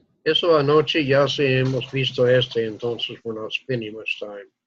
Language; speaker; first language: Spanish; non-native, fluent; English